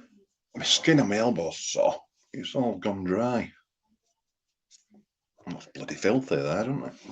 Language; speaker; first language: English; native; English